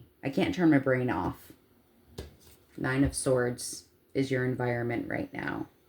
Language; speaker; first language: English; native; English